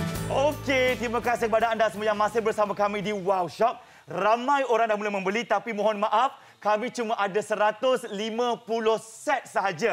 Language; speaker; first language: Malay; native; Malay